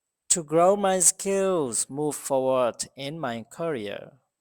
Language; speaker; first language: English; non-native, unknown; Burmese